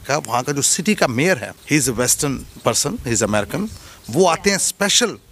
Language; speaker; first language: Hindi; native; Hindi